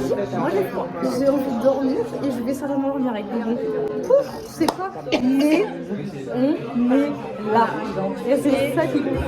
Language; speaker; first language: French; native; French